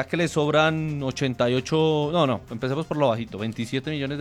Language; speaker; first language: Spanish; native; Spanish